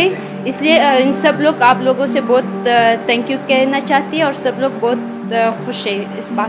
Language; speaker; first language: Hindi; non-native, learner; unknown